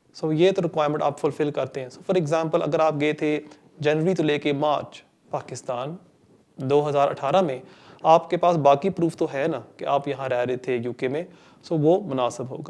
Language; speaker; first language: Urdu; non-native, local second language; Punjabi